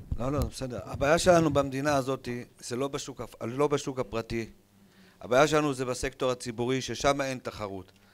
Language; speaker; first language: Hebrew; native; Hebrew